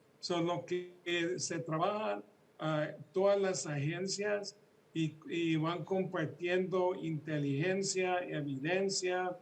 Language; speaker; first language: Spanish; early bilingual, heritage; Spanish